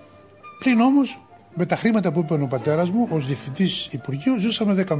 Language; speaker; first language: Greek; native; Greek